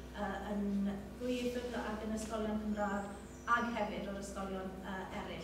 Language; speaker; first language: Welsh; native; Welsh